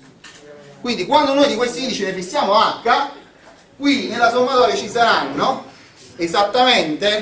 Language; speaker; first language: Italian; native; Italian